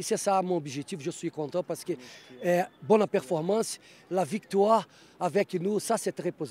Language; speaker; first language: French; non-native, fluent; Portuguese